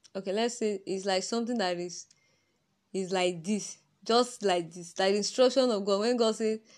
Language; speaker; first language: English; non-native, local second language; Yoruba